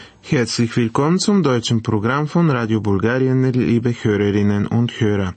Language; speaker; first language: German; non-native, fluent; Bulgarian